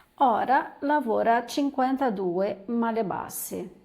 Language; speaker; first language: Italian; non-native, fluent; Portuguese